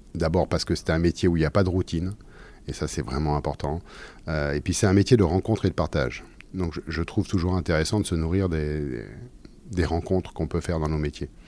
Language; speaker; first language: French; native; French